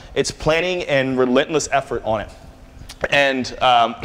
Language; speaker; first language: English; native; English